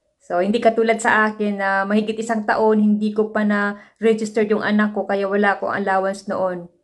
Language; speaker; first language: Filipino; native; Filipino